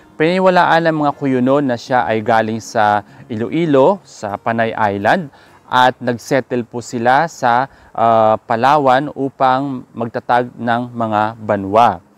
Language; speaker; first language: Filipino; non-native, local second language; Kinaray-a